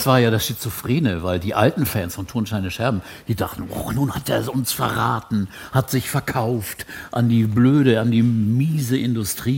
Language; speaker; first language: German; native; German